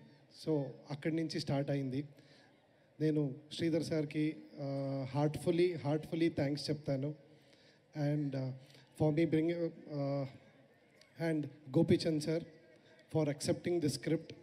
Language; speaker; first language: Telugu; non-native, learner; Kannada